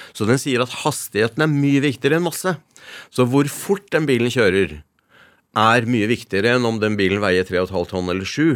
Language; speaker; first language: Norwegian; early bilingual, other home language; Yiddish